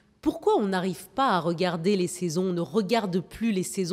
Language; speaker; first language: French; native; French